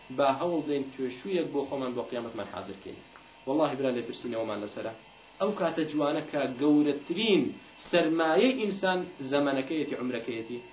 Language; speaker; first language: Central Kurdish; native; Central Kurdish